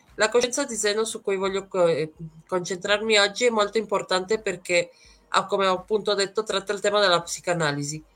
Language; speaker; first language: Italian; native; Italian